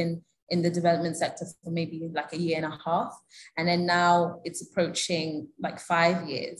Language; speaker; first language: English; native; English